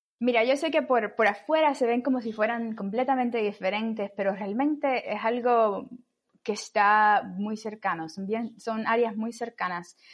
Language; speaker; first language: Spanish; native; Spanish